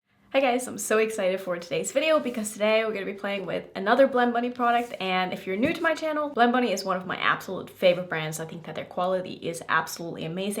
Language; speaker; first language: English; native; English